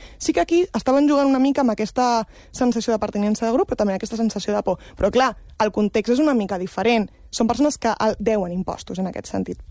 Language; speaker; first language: Catalan; native; Catalan